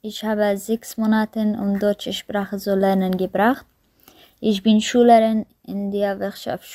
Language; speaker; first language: German; non-native, learner; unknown